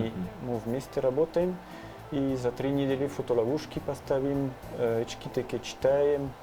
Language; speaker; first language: Russian; non-native, learner; French